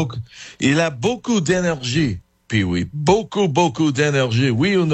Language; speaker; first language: French; non-native, fluent; English